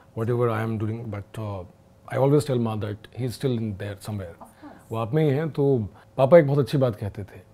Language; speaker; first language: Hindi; native; Hindi